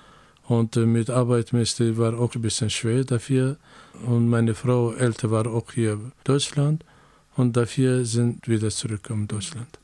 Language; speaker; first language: German; non-native, learner; Azerbaijani